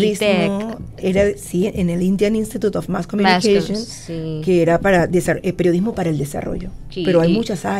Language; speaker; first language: Spanish; native; Spanish